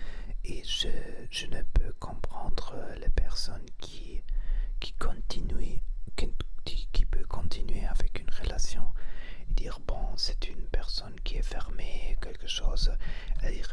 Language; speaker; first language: French; non-native, learner; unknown